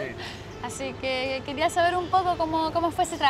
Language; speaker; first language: Spanish; native; Spanish